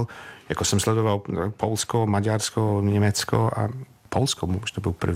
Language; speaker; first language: Czech; non-native, learner; English